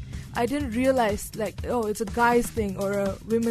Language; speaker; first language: English; non-native, local second language; Tamil